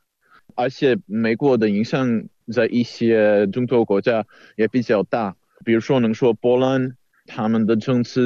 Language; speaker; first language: Chinese; non-native, fluent; Czech